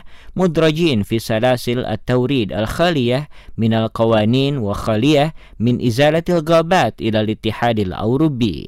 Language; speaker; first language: Arabic; non-native, fluent; Indonesian